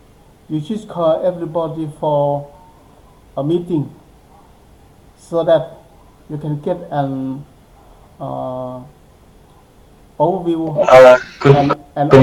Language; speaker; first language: English; non-native, learner; Thai